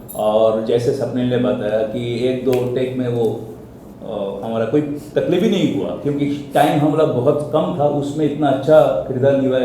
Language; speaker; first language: Hindi; non-native, local second language; Bangla